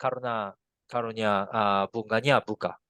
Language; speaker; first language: Indonesian; non-native, learner; Japanese